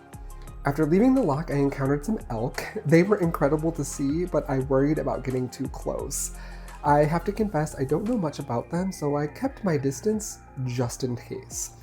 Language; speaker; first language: English; native; English